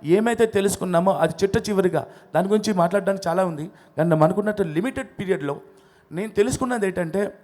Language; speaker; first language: Telugu; non-native, local second language; Odia